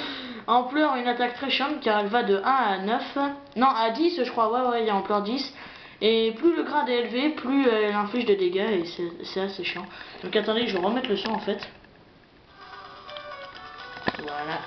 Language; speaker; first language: French; native; French